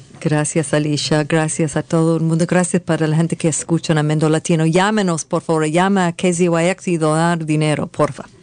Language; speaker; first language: Spanish; non-native, learner; English